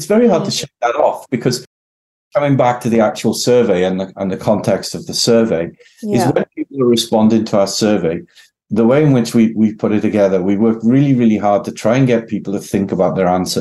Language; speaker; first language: English; native; English